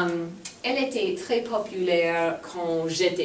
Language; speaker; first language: French; non-native, fluent; English